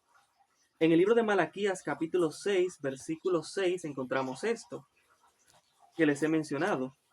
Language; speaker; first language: Spanish; native; Spanish